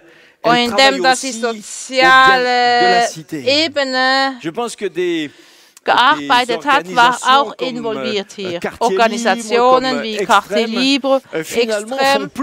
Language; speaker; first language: German; non-native, fluent; French